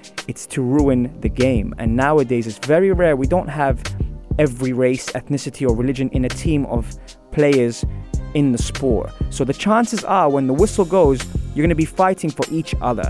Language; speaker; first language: English; native; English